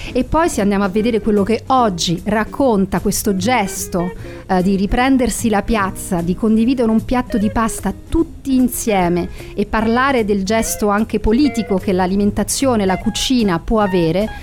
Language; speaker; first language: Italian; native; Italian